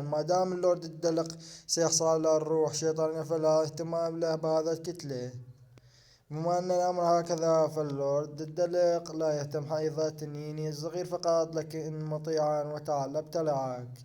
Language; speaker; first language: Arabic; native; Arabic